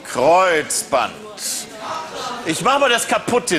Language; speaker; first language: German; native; German